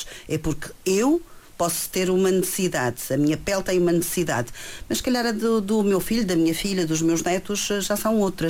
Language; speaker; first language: Portuguese; native; Portuguese